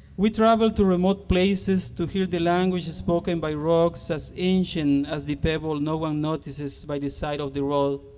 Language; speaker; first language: English; non-native, fluent; Spanish